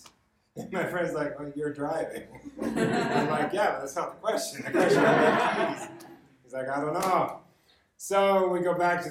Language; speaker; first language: English; native; English